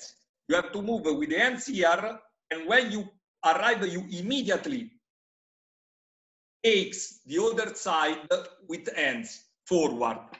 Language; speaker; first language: English; non-native, fluent; Italian